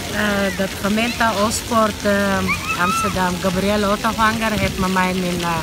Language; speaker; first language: Dutch; non-native, learner; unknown